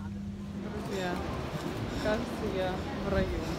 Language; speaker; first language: Russian; native; Russian